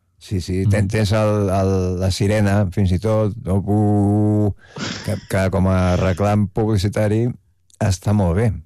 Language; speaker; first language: Catalan; native; Catalan